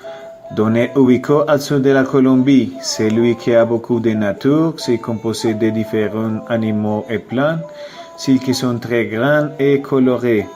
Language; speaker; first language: French; non-native, learner; Spanish